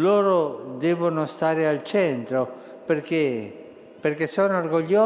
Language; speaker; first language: Italian; early bilingual, heritage; Spanish